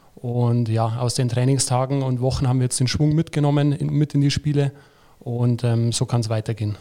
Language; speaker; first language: German; native; German